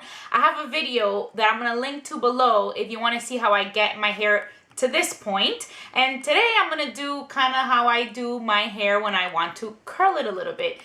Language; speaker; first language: English; native; English